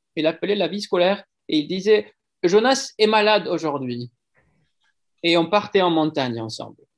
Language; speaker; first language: French; non-native, fluent; Swedish